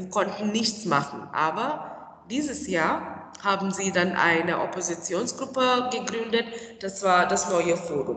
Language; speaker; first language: German; non-native, fluent; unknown